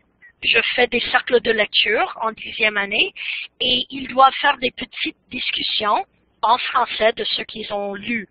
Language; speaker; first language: French; non-native, fluent; English